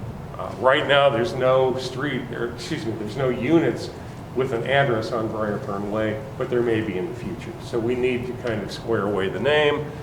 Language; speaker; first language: English; native; English